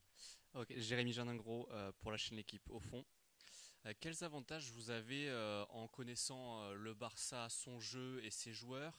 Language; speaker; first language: French; native; French